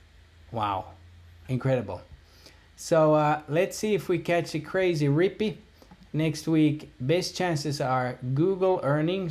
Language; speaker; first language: English; native; English